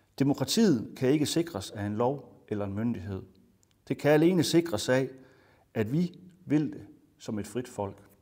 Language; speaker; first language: Danish; native; Danish